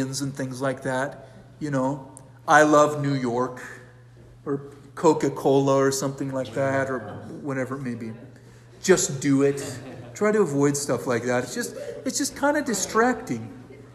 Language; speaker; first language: English; native; English